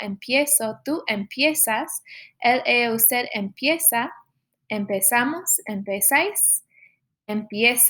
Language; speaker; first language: Spanish; non-native, fluent; English